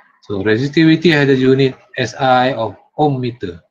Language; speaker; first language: English; non-native, local second language; Malay